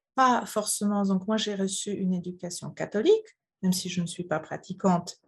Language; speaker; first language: French; non-native, fluent; Polish